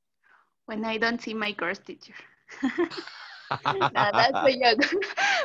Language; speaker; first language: English; non-native, learner; Spanish